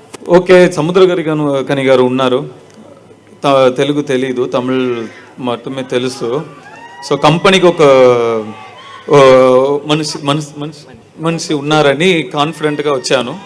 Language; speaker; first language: Telugu; non-native, learner; Tamil